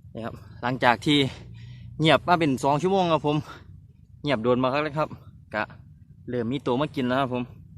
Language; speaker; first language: Thai; native; Thai